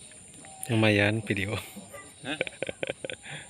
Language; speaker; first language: Indonesian; non-native, local second language; Sundanese